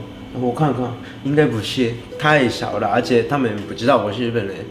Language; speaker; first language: Chinese; non-native, learner; Japanese